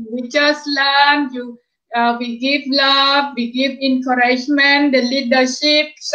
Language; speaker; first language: English; non-native, fluent; Khmer